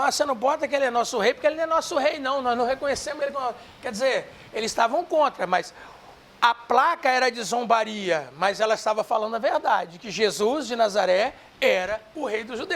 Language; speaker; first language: Portuguese; native; Portuguese